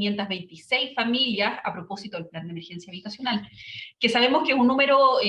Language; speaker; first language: Spanish; native; Spanish